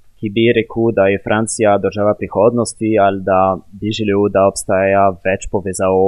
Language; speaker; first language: Slovenian; non-native, fluent; French